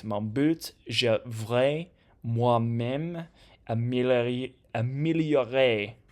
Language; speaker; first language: French; non-native, learner; English